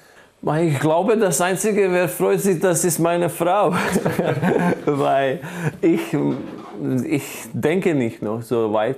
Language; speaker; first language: German; non-native, fluent; Croatian